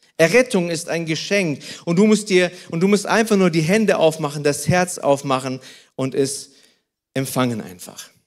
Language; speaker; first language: German; early bilingual, other home language; Russian